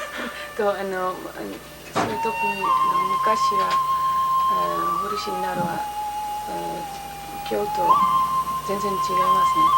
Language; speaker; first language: Japanese; non-native, learner; English